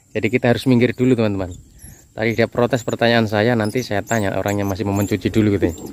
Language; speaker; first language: Indonesian; non-native, local second language; Javanese